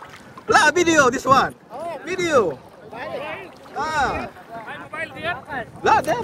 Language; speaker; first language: English; non-native, learner; Filipino